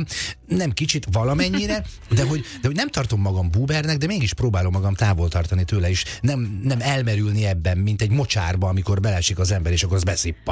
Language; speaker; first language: Hungarian; native; Hungarian